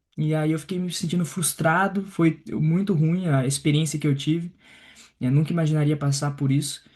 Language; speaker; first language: Portuguese; native; Portuguese